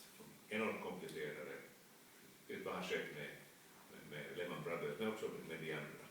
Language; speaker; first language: Swedish; non-native, fluent; Finnish